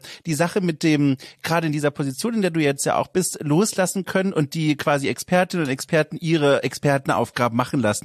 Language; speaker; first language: German; native; German